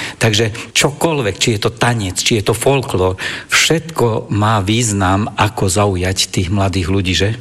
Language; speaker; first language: Slovak; non-native, local second language; German